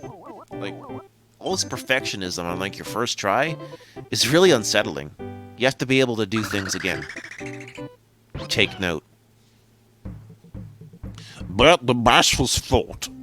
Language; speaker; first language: English; native; English